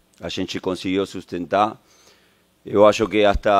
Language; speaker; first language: Portuguese; non-native, fluent; Spanish